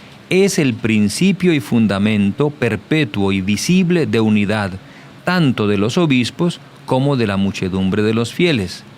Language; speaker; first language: Spanish; native; Spanish